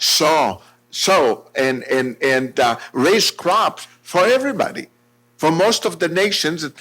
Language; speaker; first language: English; non-native, fluent; Hebrew